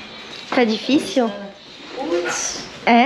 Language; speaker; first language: Portuguese; non-native, learner; French